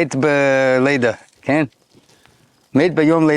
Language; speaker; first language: Hebrew; non-native, learner; English